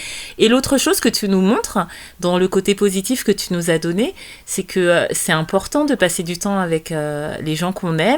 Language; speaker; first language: French; native; French